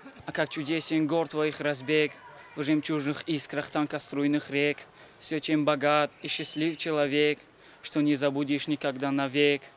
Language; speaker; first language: Russian; non-native, local second language; Tajik